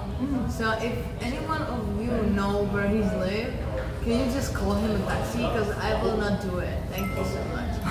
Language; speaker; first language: English; non-native, fluent; Czech